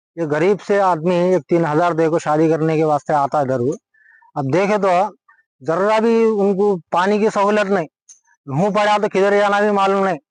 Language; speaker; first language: Hindi; non-native, local second language; Urdu